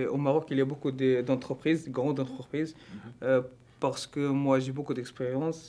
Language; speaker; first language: French; non-native, learner; Arabic